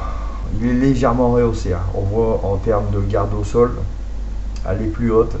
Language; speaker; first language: French; native; French